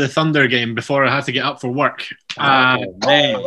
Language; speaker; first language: English; native; English